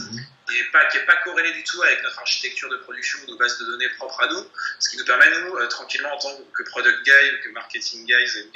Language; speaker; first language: French; native; French